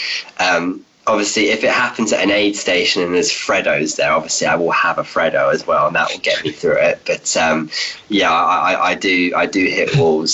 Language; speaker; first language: English; native; English